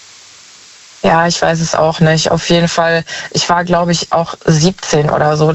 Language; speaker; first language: German; native; German